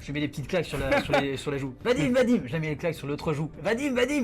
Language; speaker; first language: French; native; French